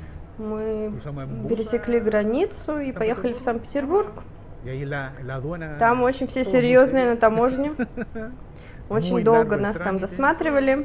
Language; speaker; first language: Russian; non-native, learner; Spanish